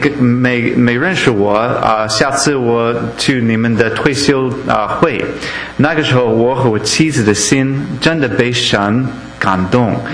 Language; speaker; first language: Chinese; non-native, fluent; English